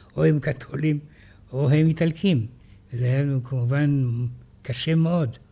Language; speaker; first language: Hebrew; non-native, fluent; Romanian